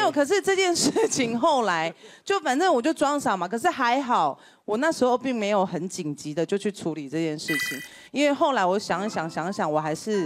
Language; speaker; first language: Chinese; native; Chinese